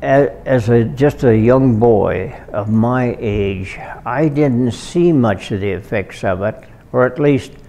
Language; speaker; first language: English; native; English